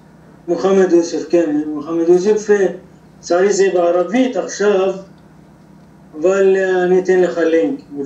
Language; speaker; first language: Hebrew; non-native, local second language; Arabic